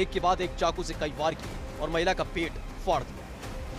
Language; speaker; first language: Hindi; native; Hindi